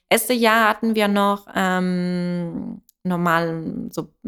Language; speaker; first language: German; non-native, fluent; Italian